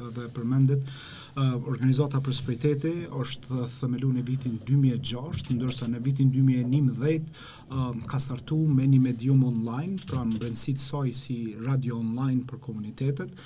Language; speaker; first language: Albanian; native; Albanian